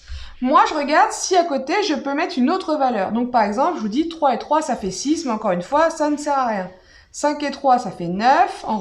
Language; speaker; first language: French; native; French